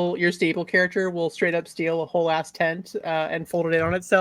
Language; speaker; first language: English; native; English